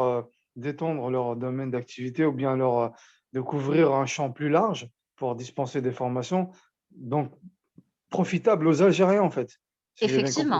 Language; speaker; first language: French; non-native, local second language; Arabic